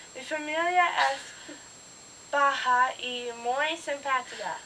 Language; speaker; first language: Spanish; non-native, learner; English